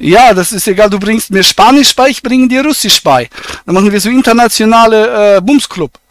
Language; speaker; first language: German; native; German